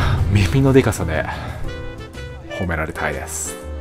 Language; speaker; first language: Japanese; native; Japanese